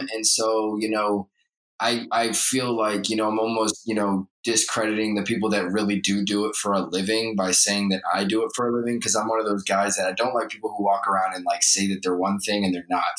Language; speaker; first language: English; native; English